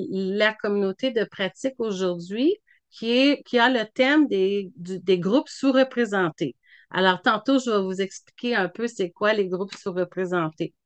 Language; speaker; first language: French; native; French